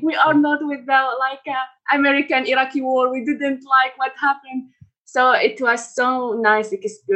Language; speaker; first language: English; non-native, fluent; Arabic